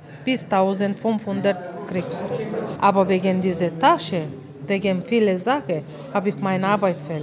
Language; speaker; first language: German; non-native, learner; Bulgarian